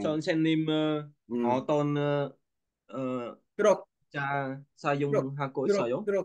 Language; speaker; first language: Korean; non-native, learner; Vietnamese